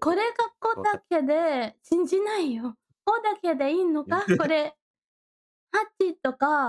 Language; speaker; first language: Japanese; non-native, learner; Thai